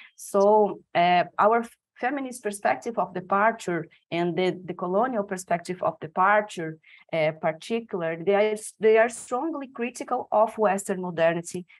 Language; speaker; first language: English; non-native, fluent; Portuguese